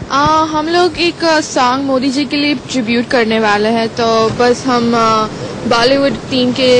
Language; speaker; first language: Hindi; non-native, local second language; Gujarati